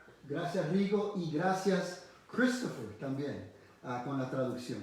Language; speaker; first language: Spanish; early bilingual, heritage; Spanish